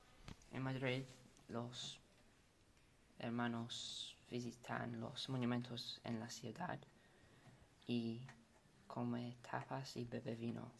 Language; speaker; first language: Spanish; non-native, learner; English